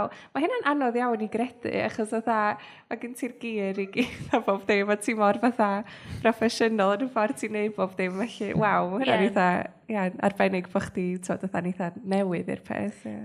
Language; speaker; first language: Welsh; native; Welsh